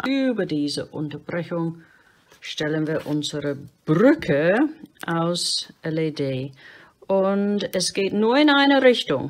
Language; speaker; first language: German; non-native, fluent; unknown